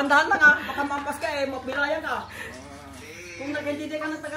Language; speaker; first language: Filipino; native; Filipino